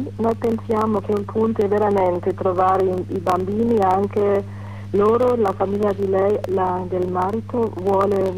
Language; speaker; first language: Italian; non-native, fluent; German